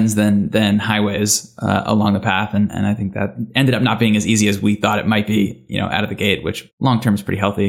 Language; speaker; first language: English; native; English